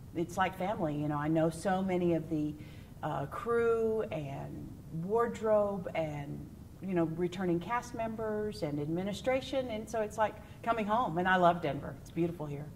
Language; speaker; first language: English; native; English